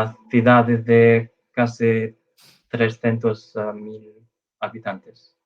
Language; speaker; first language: Galician; non-native, fluent; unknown